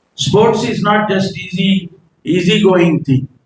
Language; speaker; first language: English; non-native, local second language; Kannada